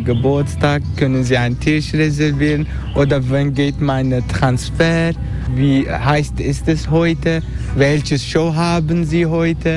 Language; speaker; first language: German; non-native, learner; Turkish